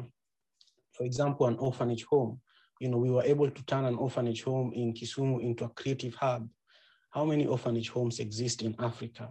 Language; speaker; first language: English; non-native, local second language; Luo (Kenya and Tanzania)